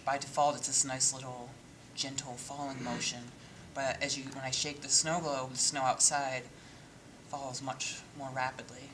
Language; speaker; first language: English; native; English